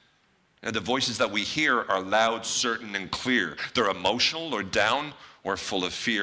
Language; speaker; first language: English; native; English